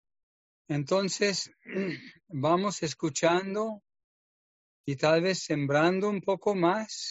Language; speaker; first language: Spanish; non-native, fluent; English